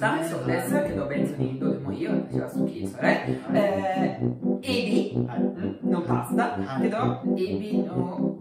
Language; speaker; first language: Japanese; non-native, learner; Italian